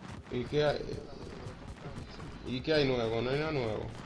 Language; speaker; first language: Spanish; early bilingual, heritage; Spanish